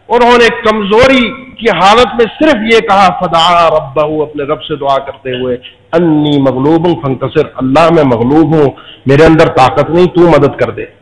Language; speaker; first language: Urdu; native; Urdu